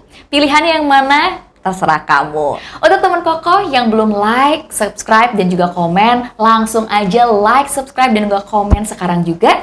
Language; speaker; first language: Indonesian; native; Indonesian